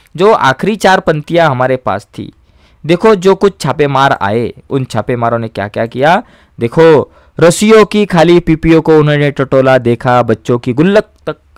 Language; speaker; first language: Hindi; non-native, local second language; Marathi